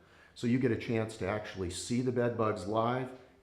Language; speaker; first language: English; native; English